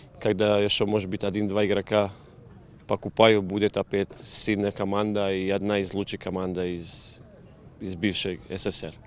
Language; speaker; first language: Russian; non-native, learner; Croatian